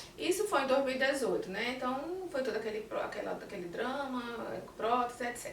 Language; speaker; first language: Portuguese; native; Portuguese